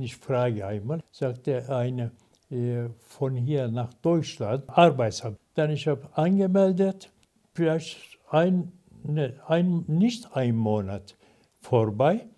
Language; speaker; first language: German; non-native, learner; Turkish